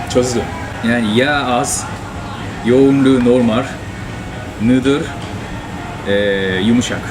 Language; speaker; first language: Turkish; non-native, fluent; Japanese